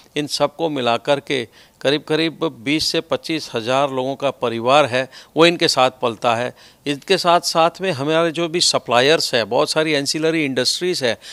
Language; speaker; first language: Hindi; non-native, local second language; Gujarati